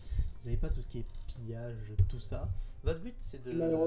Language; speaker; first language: French; native; French